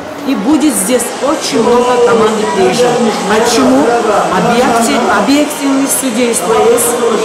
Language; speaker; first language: Russian; non-native, learner; Georgian